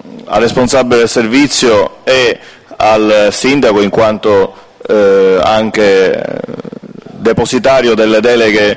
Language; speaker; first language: Italian; native; Italian